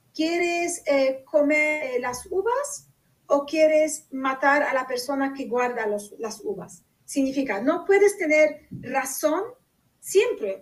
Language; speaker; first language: Spanish; non-native, fluent; Arabic